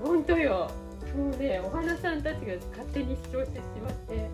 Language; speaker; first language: Japanese; native; Japanese